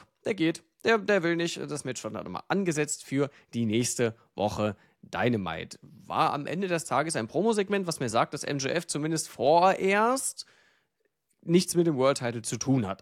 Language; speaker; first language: German; native; German